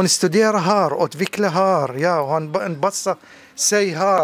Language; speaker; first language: Swedish; non-native, learner; Arabic